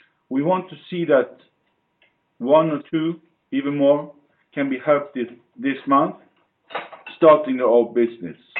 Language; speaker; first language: English; non-native, fluent; Norwegian